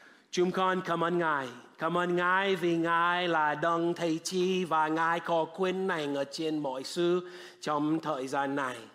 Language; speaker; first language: Vietnamese; non-native, fluent; English